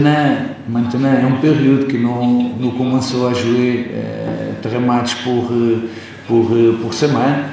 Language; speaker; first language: French; non-native, learner; Portuguese